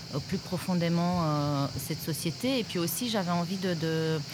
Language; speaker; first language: French; non-native, fluent; Romanian